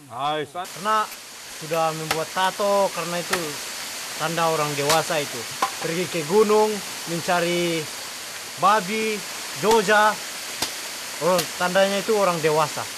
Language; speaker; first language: Indonesian; non-native, local second language; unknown